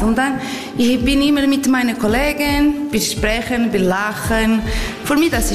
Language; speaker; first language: German; non-native, learner; Portuguese